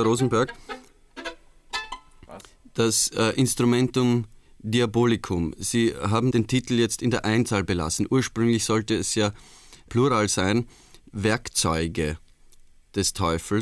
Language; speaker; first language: German; native; German